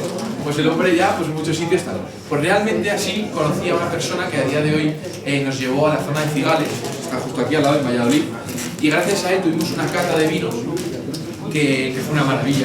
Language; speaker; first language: Spanish; native; Spanish